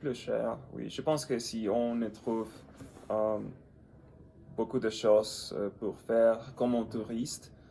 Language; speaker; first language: French; non-native, learner; English